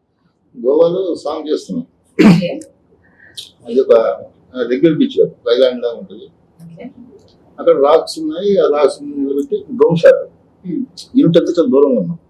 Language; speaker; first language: Telugu; native; Telugu